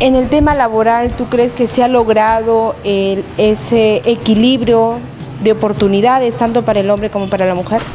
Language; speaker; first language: Spanish; native; Spanish